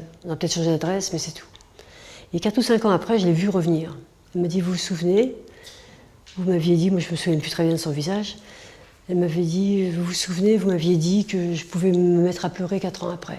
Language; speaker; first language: French; native; French